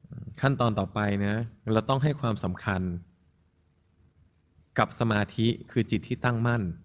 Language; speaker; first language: Thai; native; Thai